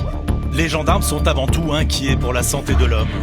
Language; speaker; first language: French; native; French